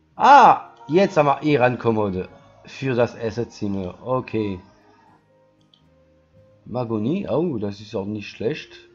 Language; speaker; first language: German; non-native, learner; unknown